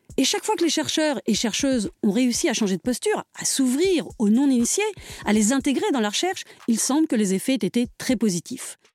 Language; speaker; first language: French; native; French